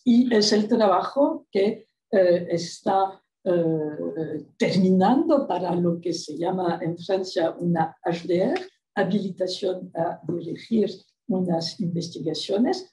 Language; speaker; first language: Spanish; non-native, fluent; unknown